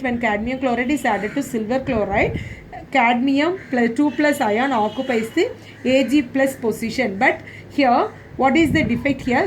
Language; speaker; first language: English; non-native, local second language; Tamil